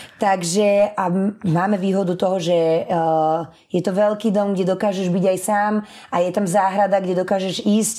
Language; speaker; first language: Slovak; early bilingual, other home language; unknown